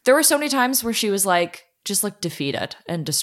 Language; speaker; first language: English; native; English